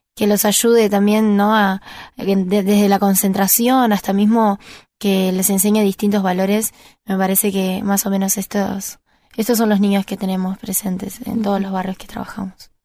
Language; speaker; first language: Spanish; non-native, fluent; Portuguese